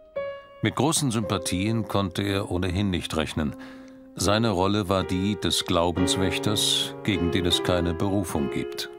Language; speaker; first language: German; native; German